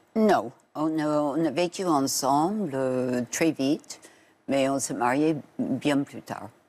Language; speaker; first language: French; non-native, fluent; English